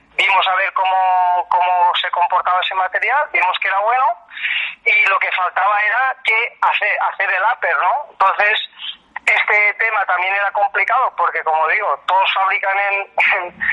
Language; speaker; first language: Spanish; native; Spanish